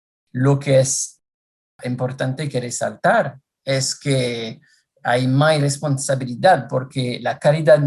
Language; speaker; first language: Spanish; non-native, fluent; French